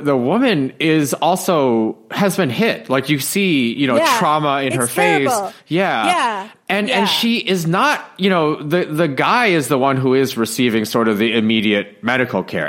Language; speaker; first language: English; native; English